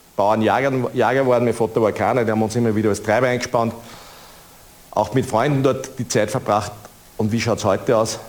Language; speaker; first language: German; native; German